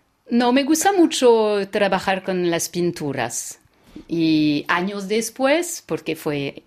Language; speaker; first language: Spanish; non-native, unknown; French